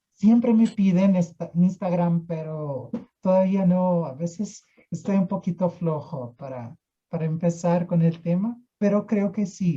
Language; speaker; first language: Spanish; non-native, fluent; Portuguese